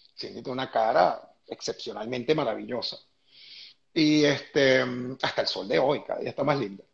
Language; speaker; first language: Spanish; native; Spanish